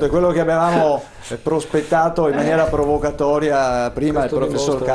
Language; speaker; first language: Italian; native; Italian